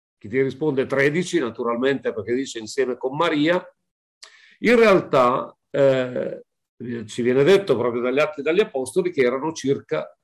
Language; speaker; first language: Italian; native; Italian